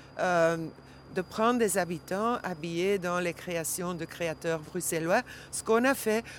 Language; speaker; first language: French; non-native, local second language; Dutch